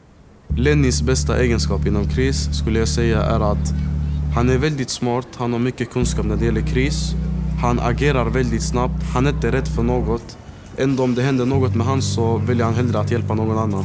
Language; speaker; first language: Swedish; native; Swedish